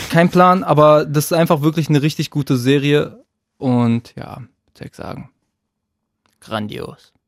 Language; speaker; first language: German; early bilingual, other home language; Arabic